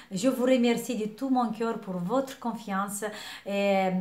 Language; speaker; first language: French; non-native, fluent; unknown